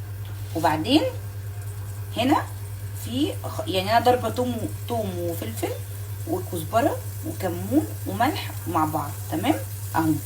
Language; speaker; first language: Arabic; native; Arabic